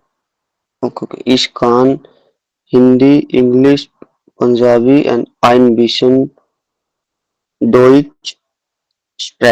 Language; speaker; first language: German; non-native, learner; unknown